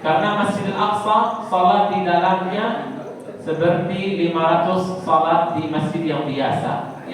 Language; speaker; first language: Indonesian; non-native, fluent; Arabic